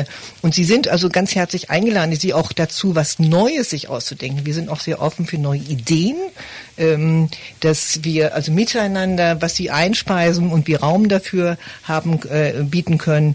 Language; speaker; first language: German; native; German